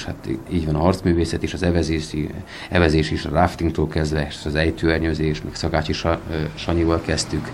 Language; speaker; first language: Hungarian; native; Hungarian